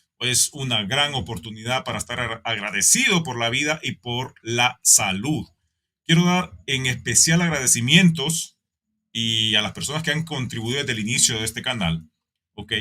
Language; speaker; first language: Spanish; native; Spanish